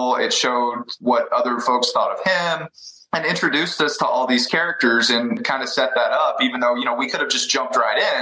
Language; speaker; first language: English; native; English